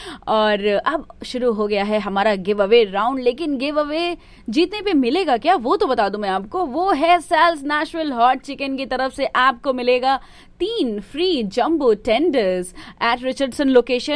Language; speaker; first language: Hindi; native; Hindi